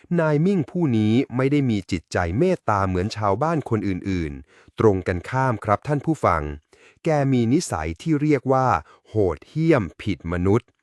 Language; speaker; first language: Thai; native; Thai